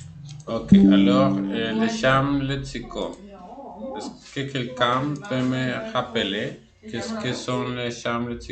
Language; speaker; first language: French; non-native, fluent; Spanish